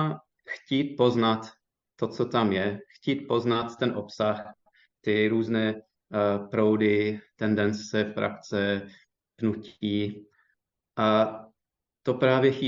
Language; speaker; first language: Czech; non-native, fluent; English